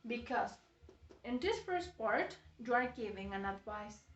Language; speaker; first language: English; non-native, fluent; Spanish